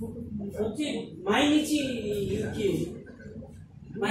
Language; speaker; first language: Japanese; non-native, learner; Nepali